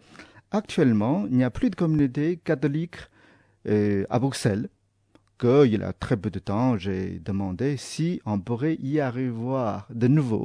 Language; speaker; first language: French; non-native, fluent; Chinese